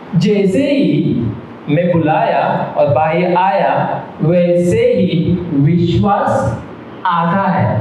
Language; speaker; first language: Hindi; non-native, local second language; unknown